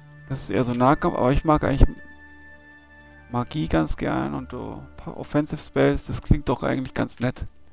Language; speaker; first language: German; native; German